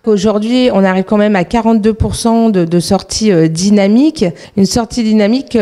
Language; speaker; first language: French; native; French